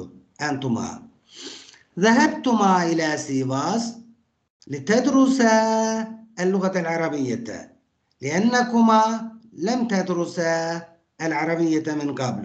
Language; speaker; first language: Arabic; non-native, fluent; Turkish